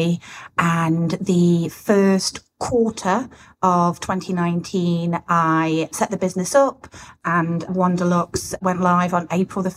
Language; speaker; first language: English; native; English